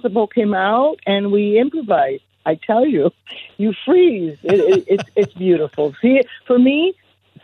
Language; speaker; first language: English; non-native, fluent; Spanish